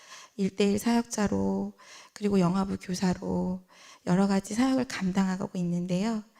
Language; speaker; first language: Korean; native; Korean